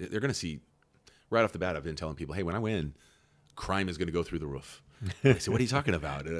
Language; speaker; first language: English; native; English